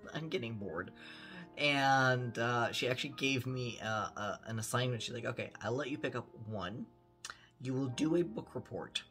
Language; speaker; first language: English; early bilingual, other home language; German